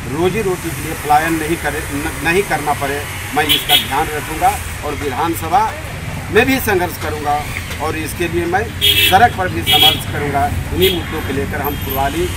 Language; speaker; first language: Hindi; native; Hindi